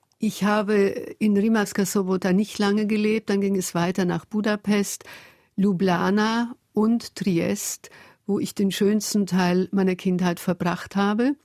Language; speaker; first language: German; early bilingual, other home language; Hungarian